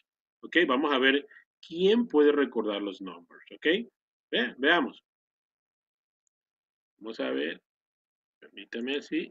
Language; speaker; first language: Spanish; native; Spanish